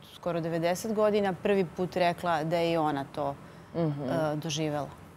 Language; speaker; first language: Bosnian; native; Bosnian